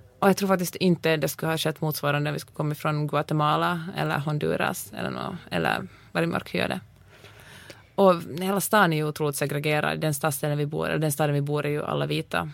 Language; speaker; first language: Swedish; native; Swedish